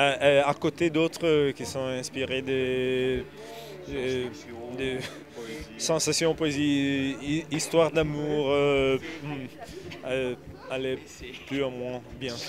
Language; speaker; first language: French; non-native, fluent; Italian